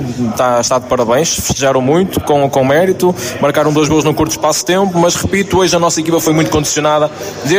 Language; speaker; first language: Portuguese; native; Portuguese